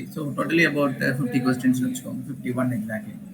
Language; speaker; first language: English; non-native, local second language; Tamil